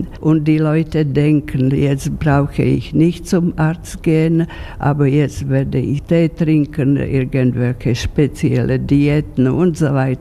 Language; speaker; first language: German; non-native, fluent; Slovak